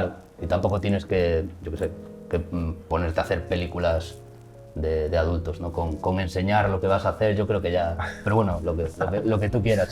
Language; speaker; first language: Spanish; native; Spanish